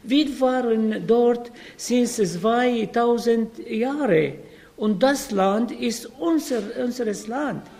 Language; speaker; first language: German; non-native, learner; Arabic